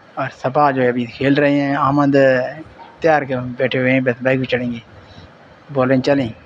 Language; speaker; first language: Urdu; non-native, local second language; Sindhi